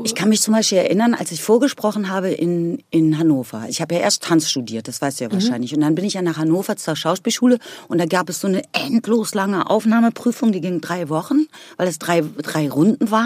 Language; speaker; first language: German; native; German